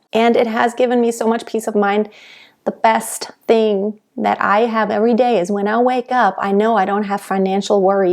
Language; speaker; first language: English; non-native, fluent; German